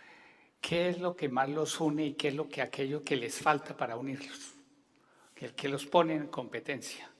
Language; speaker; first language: Spanish; native; Spanish